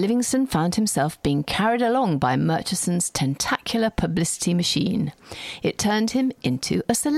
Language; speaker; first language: English; native; English